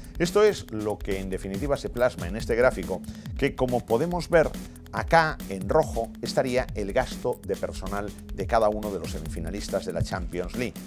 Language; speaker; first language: Spanish; native; Spanish